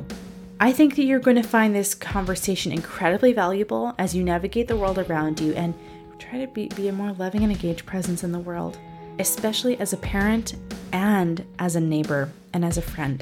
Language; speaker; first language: English; native; English